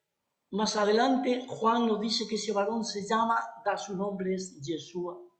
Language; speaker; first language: Spanish; native; Spanish